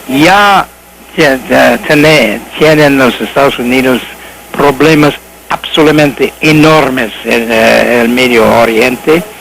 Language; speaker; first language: Spanish; non-native, learner; English